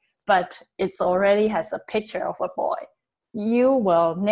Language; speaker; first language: English; non-native, fluent; Chinese